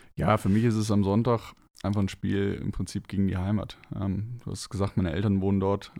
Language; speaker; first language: German; native; German